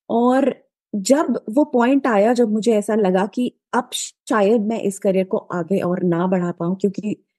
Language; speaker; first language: Hindi; native; Hindi